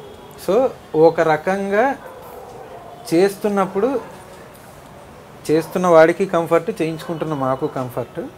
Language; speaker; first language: Telugu; native; Telugu